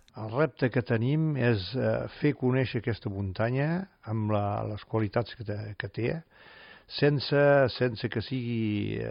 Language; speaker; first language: Catalan; non-native, local second language; French